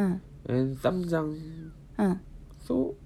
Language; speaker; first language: English; non-native, fluent; Japanese